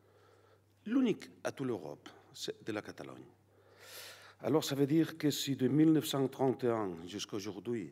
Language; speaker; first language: French; non-native, learner; Catalan